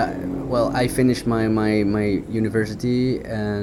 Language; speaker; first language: English; non-native, fluent; Dutch